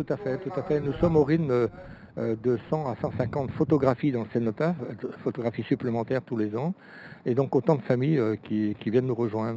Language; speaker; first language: French; native; French